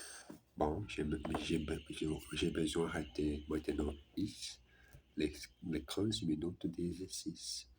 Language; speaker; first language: French; non-native, learner; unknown